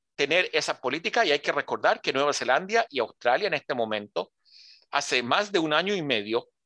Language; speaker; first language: Spanish; early bilingual, heritage; Spanish